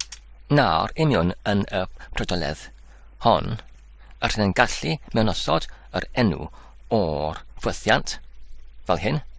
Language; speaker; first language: Welsh; non-native, learner; English